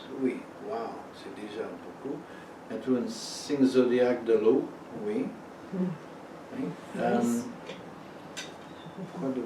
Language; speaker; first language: French; non-native, fluent; English